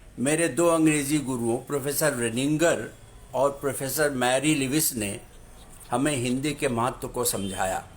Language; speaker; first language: Hindi; native; Hindi